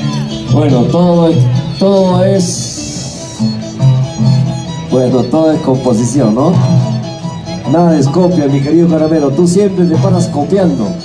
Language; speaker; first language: Spanish; native; Spanish